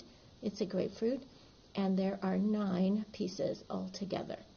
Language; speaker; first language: English; native; English